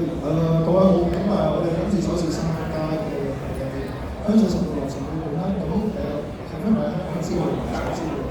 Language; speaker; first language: Cantonese; native; Cantonese